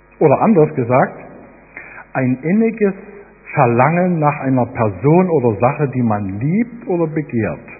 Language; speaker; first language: German; native; German